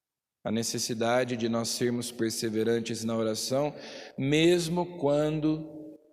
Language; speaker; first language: Portuguese; native; Portuguese